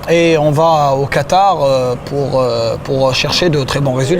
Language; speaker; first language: French; non-native, local second language; Arabic